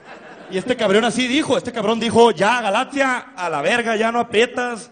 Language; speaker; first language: Spanish; native; Spanish